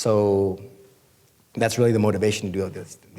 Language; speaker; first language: English; non-native, fluent; Spanish